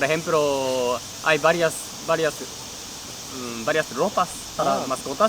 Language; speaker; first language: Spanish; non-native, learner; Japanese